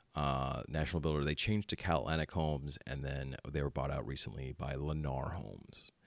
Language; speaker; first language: English; early bilingual, other home language; Filipino